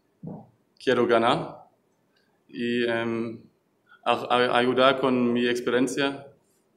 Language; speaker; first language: Spanish; non-native, learner; German